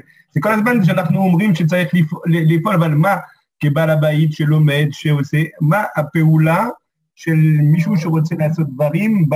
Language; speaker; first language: Hebrew; non-native, fluent; French